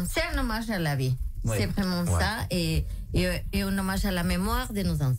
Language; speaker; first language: French; non-native, local second language; Spanish